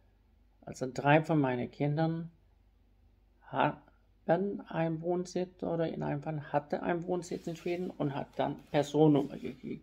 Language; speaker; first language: German; non-native, fluent; Swedish